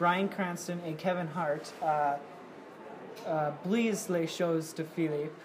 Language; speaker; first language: French; non-native, learner; English